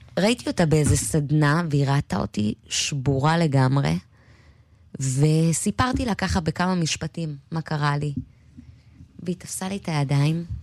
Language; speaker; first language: Hebrew; native; Hebrew